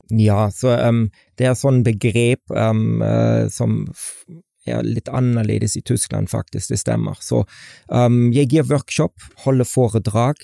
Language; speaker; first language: Norwegian; non-native, fluent; German